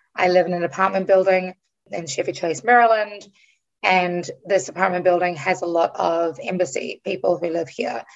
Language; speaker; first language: English; native; English